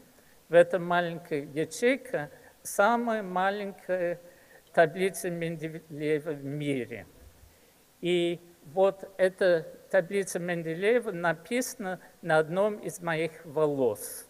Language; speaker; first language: Russian; early bilingual, heritage; English